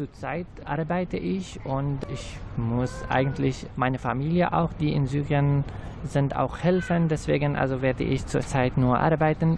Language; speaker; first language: German; non-native, fluent; Arabic